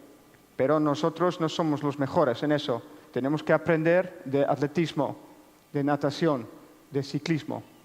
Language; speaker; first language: Spanish; non-native, fluent; Dutch